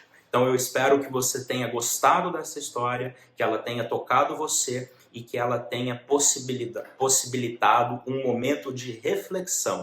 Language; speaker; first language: Portuguese; native; Portuguese